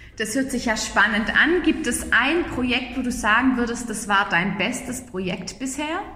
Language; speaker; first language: German; native; German